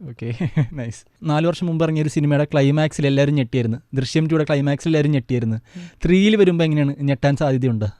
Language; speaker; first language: Malayalam; native; Malayalam